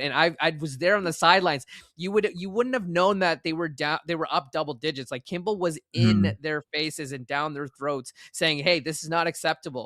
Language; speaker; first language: English; native; English